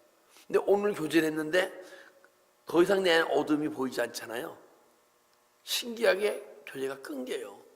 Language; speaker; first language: Korean; native; Korean